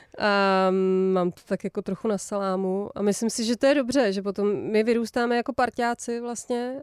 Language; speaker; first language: Czech; early bilingual, heritage; Czech